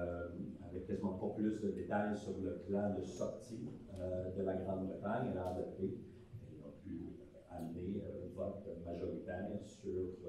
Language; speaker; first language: French; native; French